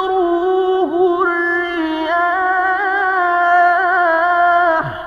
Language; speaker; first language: Arabic; native; Arabic